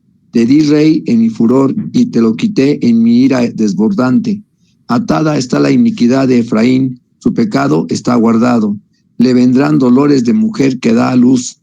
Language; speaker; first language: Spanish; native; Spanish